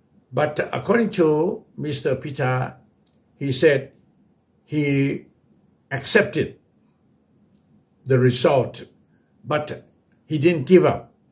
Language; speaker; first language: English; non-native, fluent; Thai